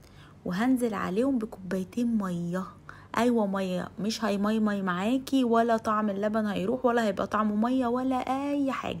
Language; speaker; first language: Arabic; native; Arabic